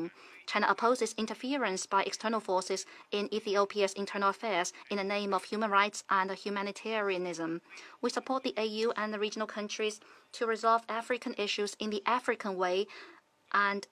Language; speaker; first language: English; non-native, fluent; Chinese